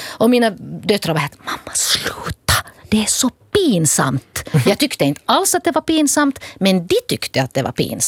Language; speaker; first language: Swedish; native; Swedish